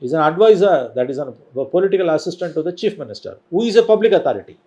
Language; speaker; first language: English; non-native, local second language; Tamil